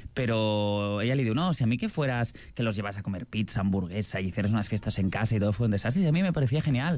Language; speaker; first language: Spanish; non-native, local second language; Catalan